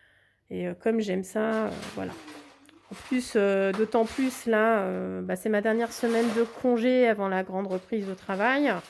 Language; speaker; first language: French; native; French